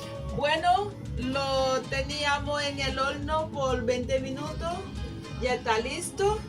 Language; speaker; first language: Spanish; non-native, local second language; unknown